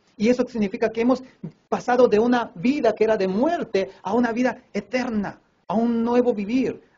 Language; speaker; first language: Spanish; native; Spanish